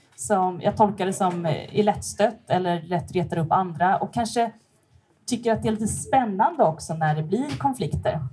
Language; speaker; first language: Swedish; native; Swedish